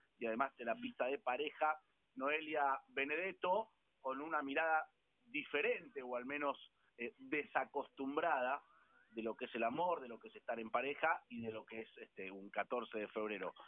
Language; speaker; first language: Spanish; native; Spanish